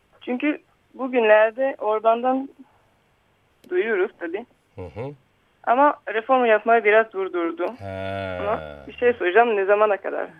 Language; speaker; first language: Turkish; early bilingual, heritage; Turkish